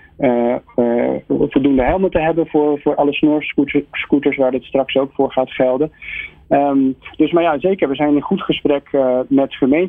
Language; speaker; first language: Dutch; native; Dutch